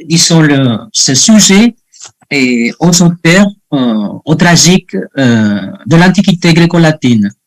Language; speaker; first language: French; non-native, fluent; Spanish